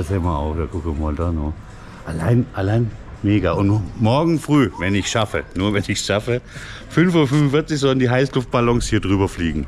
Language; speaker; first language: German; native; German